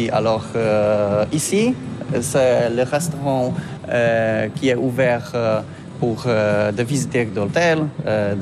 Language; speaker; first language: French; non-native, learner; Polish